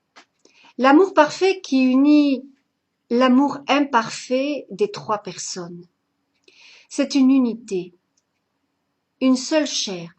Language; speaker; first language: French; native; French